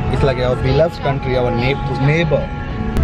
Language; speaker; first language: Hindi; native; Hindi